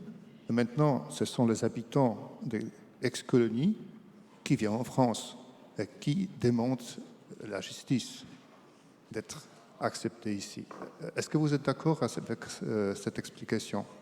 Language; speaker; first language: French; non-native, fluent; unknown